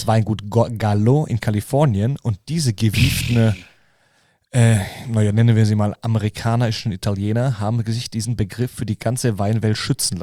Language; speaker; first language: German; native; German